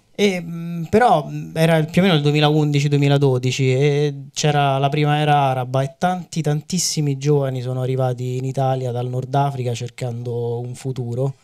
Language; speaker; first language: Italian; native; Italian